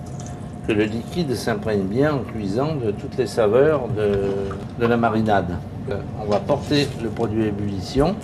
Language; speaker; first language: French; native; French